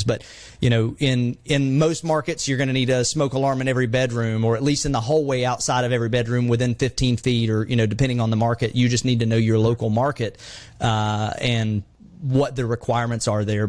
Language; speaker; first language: English; native; English